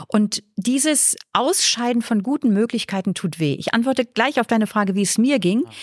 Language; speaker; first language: German; native; German